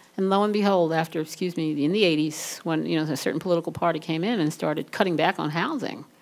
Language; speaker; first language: English; native; English